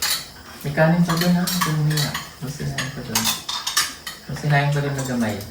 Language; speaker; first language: Filipino; non-native, local second language; Cebuano